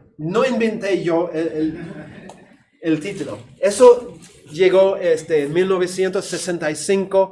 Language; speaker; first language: Spanish; non-native, fluent; English